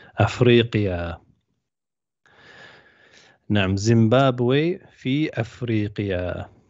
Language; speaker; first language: Arabic; non-native, fluent; English